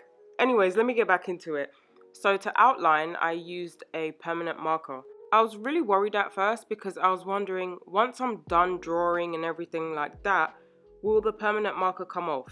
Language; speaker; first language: English; native; English